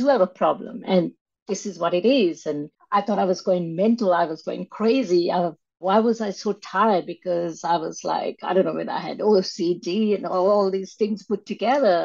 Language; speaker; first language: English; non-native, local second language; Sinhala